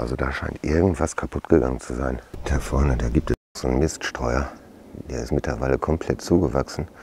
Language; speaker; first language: German; native; German